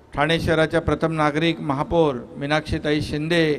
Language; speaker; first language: Hindi; non-native, local second language; Marathi